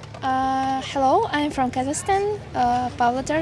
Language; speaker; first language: English; non-native, learner; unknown